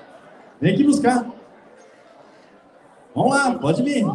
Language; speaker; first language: Portuguese; native; Portuguese